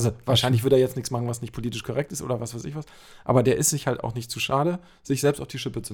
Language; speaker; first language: German; native; German